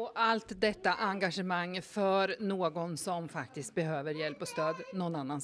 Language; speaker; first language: Swedish; native; Swedish